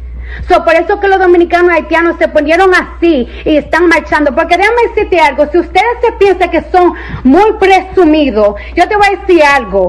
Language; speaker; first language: Spanish; early bilingual, heritage; Spanish